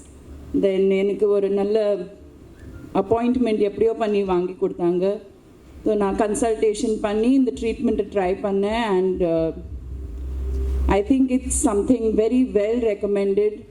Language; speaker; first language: Tamil; non-native, local second language; Hindi